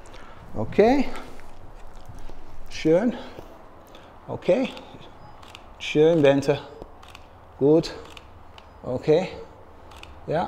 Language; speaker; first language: German; non-native, learner; Dutch